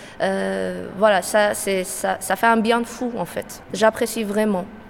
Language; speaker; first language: French; non-native, fluent; Persian